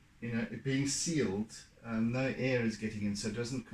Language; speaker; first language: English; native; English